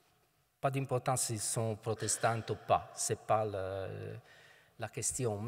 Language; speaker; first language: French; non-native, fluent; Italian